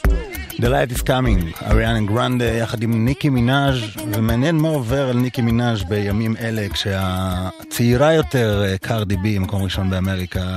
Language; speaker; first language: Hebrew; native; Hebrew